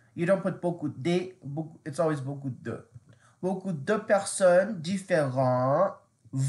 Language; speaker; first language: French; non-native, fluent; English